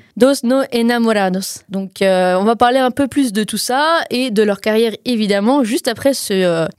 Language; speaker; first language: French; native; French